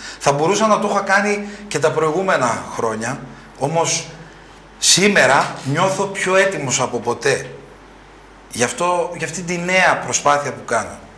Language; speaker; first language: Greek; early bilingual, other home language; French